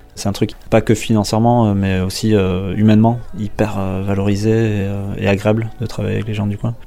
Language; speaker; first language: French; native; French